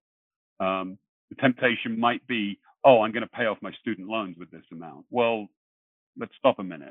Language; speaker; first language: English; native; English